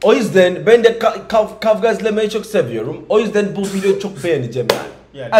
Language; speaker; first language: Turkish; non-native, learner; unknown